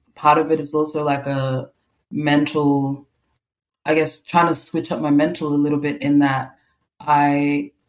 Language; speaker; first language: English; native; English